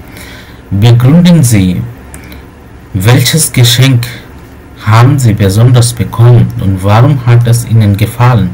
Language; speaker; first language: German; non-native, fluent; Bangla